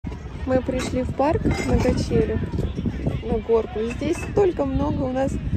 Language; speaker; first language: Russian; native; Russian